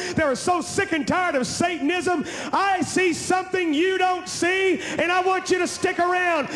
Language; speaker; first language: English; native; English